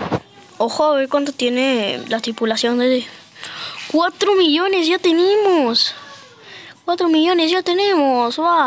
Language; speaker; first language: Spanish; native; Spanish